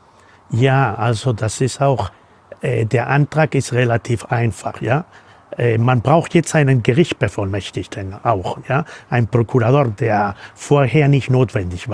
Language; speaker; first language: German; non-native, fluent; Spanish